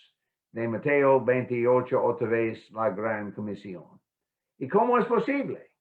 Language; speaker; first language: Spanish; non-native, fluent; English